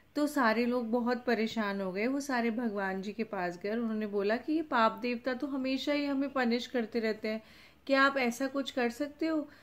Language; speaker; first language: Hindi; native; Hindi